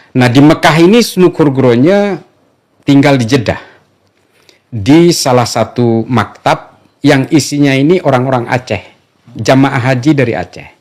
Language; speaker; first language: Indonesian; non-native, local second language; Madurese